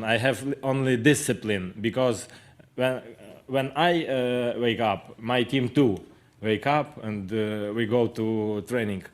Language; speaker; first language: English; non-native, learner; Ukrainian